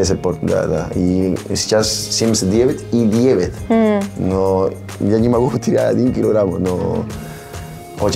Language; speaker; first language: Russian; non-native, learner; Spanish